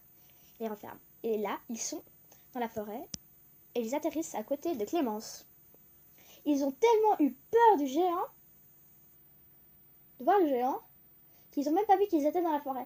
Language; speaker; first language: French; native; French